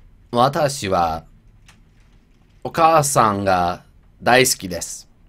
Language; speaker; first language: Japanese; non-native, learner; English